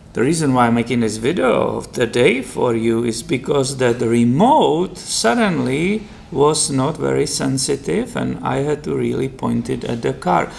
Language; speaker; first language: English; non-native, fluent; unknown